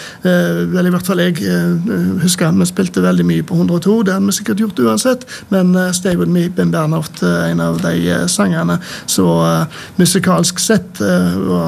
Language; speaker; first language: Norwegian; native; Norwegian